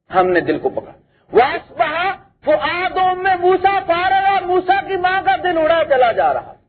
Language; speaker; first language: Urdu; non-native, local second language; Punjabi